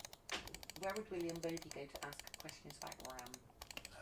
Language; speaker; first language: English; native; English